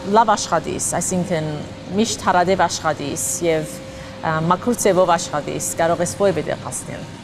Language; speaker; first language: Armenian; early bilingual, heritage; Armenian